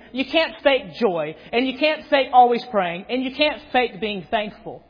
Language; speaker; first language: English; native; English